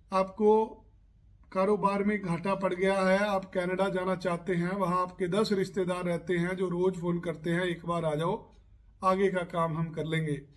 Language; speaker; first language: Hindi; non-native, local second language; Punjabi